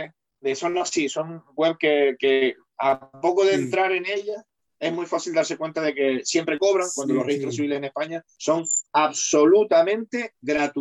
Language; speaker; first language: Spanish; native; Spanish